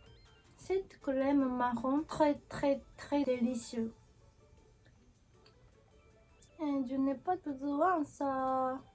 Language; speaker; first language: French; non-native, learner; Japanese